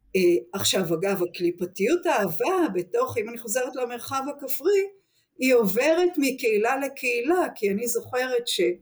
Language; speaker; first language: Hebrew; native; Hebrew